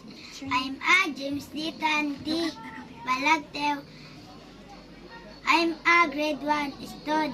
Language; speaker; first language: English; non-native, learner; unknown